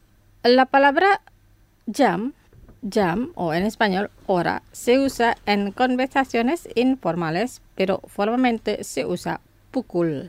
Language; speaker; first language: Spanish; non-native, fluent; Indonesian